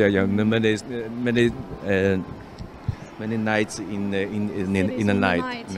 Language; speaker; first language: English; non-native, learner; Chinese